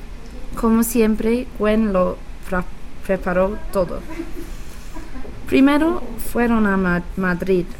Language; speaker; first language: Spanish; non-native, learner; English